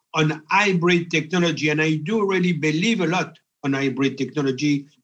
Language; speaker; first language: English; non-native, fluent; French